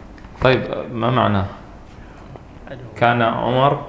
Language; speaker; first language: Arabic; non-native, fluent; Indonesian